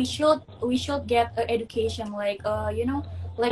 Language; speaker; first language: English; non-native, local second language; Indonesian